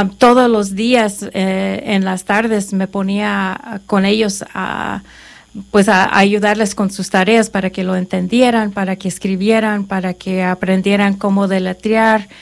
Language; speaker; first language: Spanish; native; Spanish